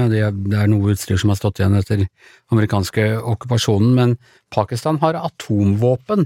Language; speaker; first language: Norwegian; native; Norwegian